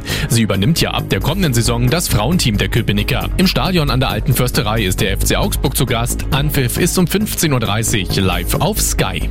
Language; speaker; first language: German; native; German